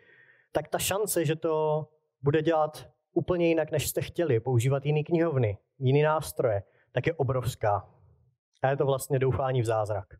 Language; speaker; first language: Czech; native; Czech